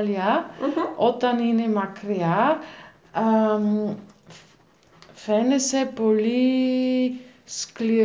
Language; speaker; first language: Greek; non-native, learner; German